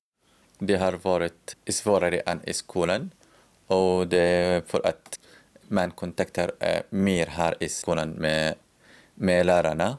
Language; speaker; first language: Swedish; non-native, learner; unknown